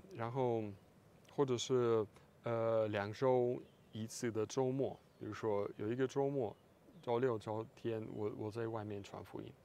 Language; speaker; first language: Chinese; non-native, fluent; Russian